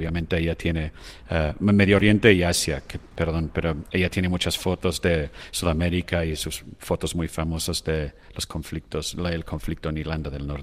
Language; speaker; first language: Spanish; non-native, fluent; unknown